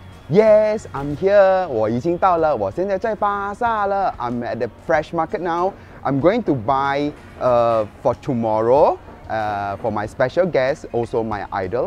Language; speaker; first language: English; non-native, local second language; Chinese